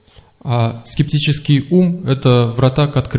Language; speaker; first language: Russian; native; Russian